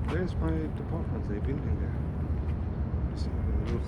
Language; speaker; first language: English; non-native, learner; Swedish